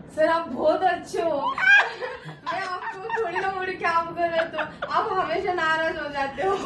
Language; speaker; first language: Hindi; non-native, local second language; Marathi